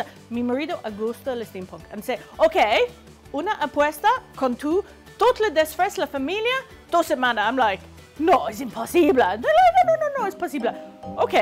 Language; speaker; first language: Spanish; non-native, learner; English